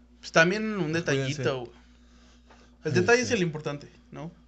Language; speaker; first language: Spanish; native; Spanish